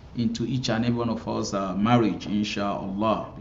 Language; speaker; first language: English; non-native, local second language; Yoruba